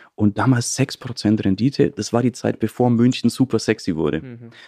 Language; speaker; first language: German; native; German